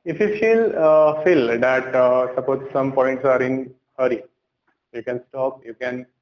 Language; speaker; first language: English; non-native, local second language; Marathi